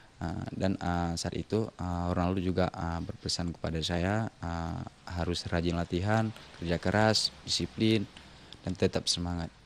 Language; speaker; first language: Indonesian; non-native, local second language; Achinese